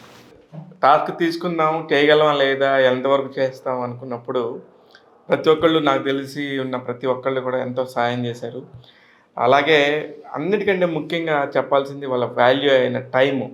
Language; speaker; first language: Telugu; native; Telugu